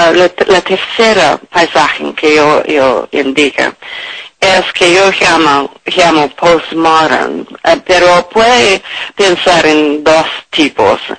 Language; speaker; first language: Spanish; non-native, learner; English